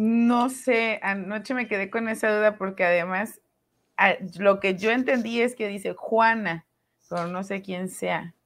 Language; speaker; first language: Spanish; native; Spanish